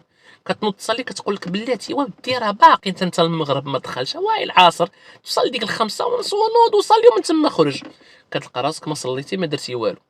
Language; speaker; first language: Arabic; native; Arabic